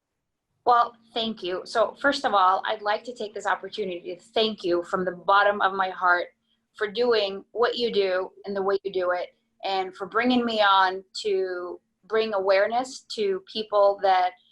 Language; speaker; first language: English; non-native, fluent; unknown